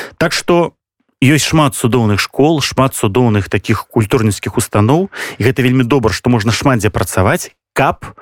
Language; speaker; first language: Belarusian; native; Belarusian